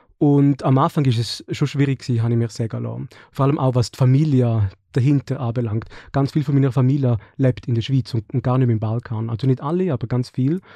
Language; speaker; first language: German; early bilingual, other home language; Serbian